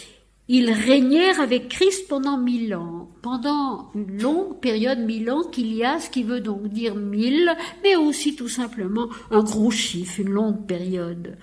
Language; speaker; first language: French; native; French